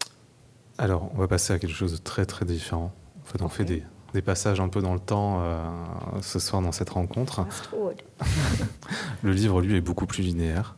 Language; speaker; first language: French; native; French